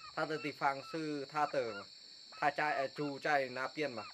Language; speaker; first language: Chinese; non-native, learner; Vietnamese